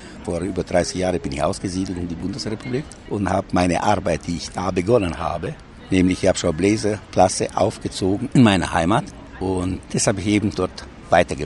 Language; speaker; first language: German; native; German